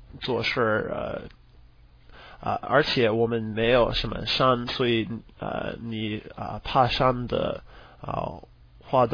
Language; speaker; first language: Chinese; non-native, learner; English